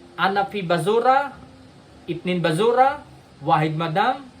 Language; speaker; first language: Filipino; native; Filipino